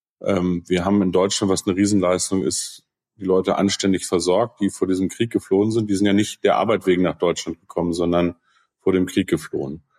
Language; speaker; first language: German; native; German